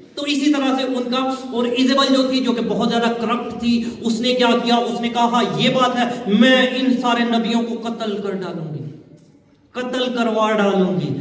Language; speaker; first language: Urdu; non-native, local second language; Punjabi